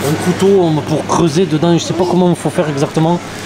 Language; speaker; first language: French; native; French